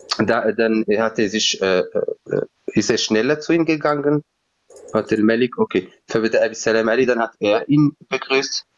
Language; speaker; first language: German; non-native, fluent; Berber languages